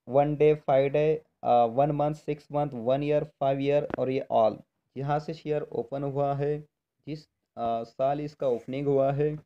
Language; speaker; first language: Hindi; non-native, local second language; Marathi